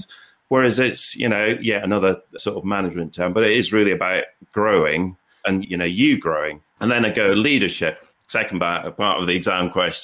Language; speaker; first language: English; native; English